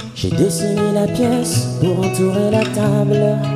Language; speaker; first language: French; early bilingual, heritage; French